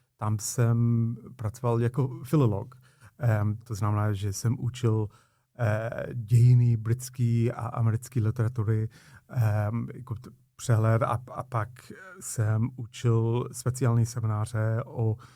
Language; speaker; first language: Czech; non-native, fluent; English